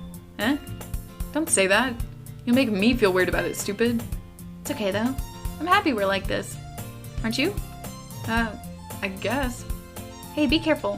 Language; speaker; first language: English; native; English